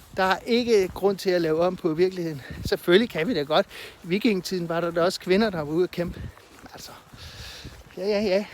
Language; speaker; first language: Danish; native; Danish